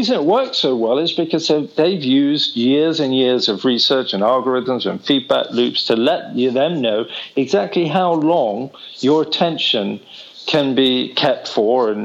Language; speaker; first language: English; native; English